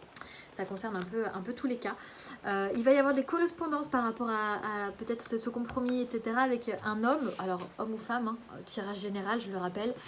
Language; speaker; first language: French; native; French